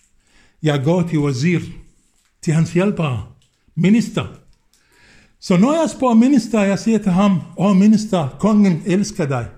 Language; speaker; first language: Danish; non-native, fluent; Arabic